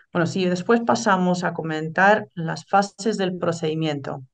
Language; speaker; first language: Spanish; non-native, fluent; Dutch